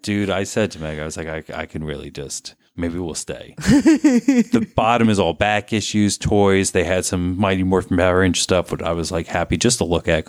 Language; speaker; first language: English; native; English